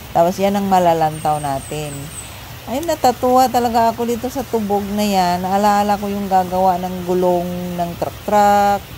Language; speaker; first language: Filipino; non-native, local second language; Cebuano